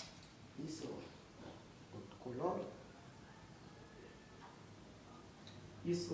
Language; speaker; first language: Portuguese; non-native, learner; Haitian Creole